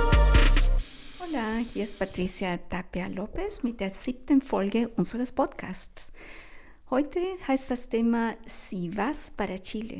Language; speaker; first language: German; non-native, fluent; Spanish